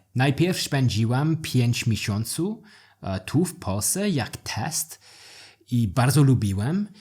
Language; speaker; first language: Polish; non-native, learner; English